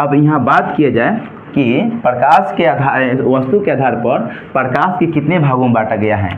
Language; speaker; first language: Hindi; native; Hindi